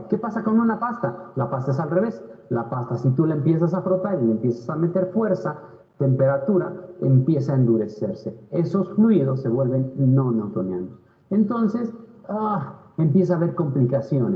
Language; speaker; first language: Spanish; native; Spanish